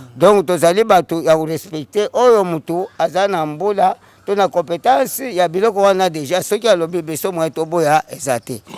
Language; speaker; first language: Lingala; non-native, local second language; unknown